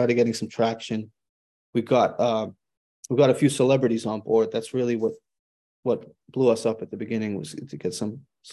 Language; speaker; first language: English; native; English